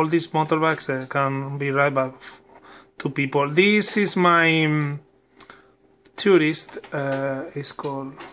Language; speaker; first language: English; non-native, learner; Spanish